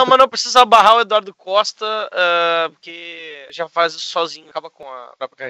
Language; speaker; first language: Portuguese; native; Portuguese